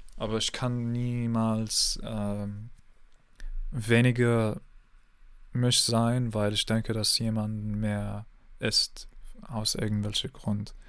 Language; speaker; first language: German; non-native, fluent; English